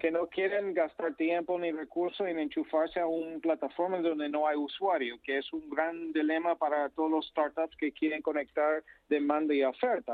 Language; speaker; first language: Spanish; non-native, fluent; English